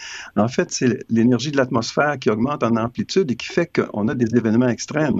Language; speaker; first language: French; native; French